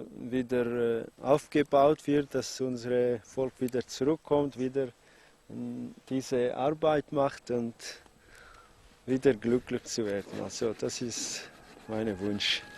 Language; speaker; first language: German; non-native, fluent; Aramaic